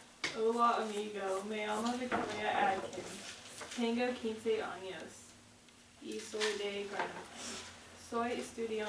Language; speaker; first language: Spanish; non-native, learner; English